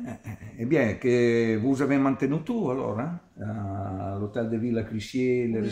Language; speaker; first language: French; non-native, learner; Italian